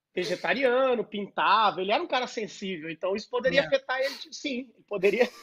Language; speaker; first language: Portuguese; native; Portuguese